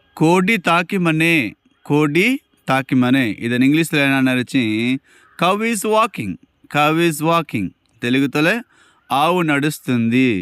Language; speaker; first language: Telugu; non-native, local second language; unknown